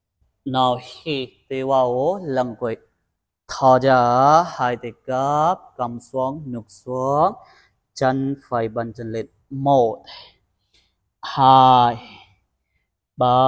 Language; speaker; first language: Vietnamese; non-native, learner; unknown